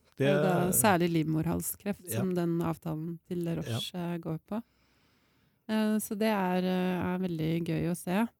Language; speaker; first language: Norwegian; native; Norwegian